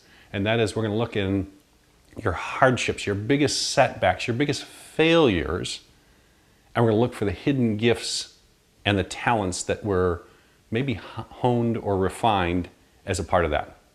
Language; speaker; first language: English; native; English